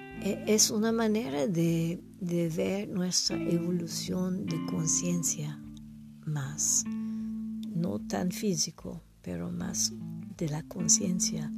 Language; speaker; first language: Spanish; non-native, learner; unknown